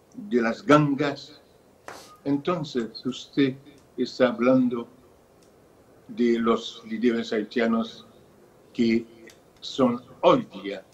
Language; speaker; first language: Spanish; non-native, fluent; Haitian Creole